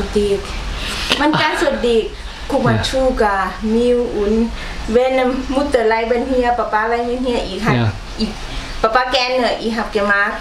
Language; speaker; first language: German; non-native, learner; Thai